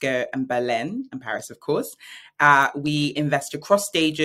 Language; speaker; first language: English; native; English